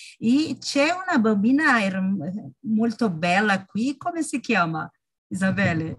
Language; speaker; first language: Italian; non-native, learner; Portuguese